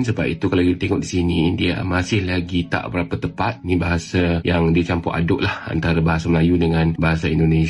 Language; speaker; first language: Malay; native; Malay